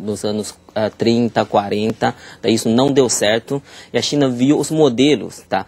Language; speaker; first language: Portuguese; non-native, fluent; Chinese